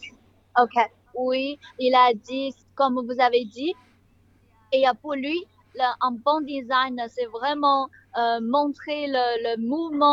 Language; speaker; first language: French; non-native, learner; Chinese